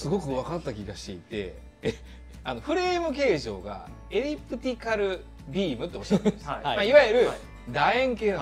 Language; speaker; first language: Japanese; native; Japanese